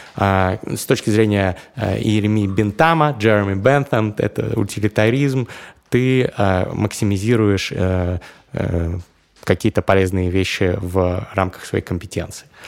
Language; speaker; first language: Russian; native; Russian